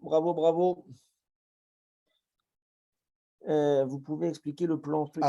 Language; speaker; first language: French; native; French